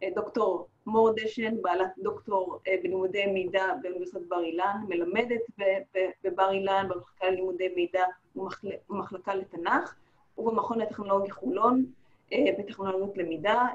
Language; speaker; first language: Hebrew; native; Hebrew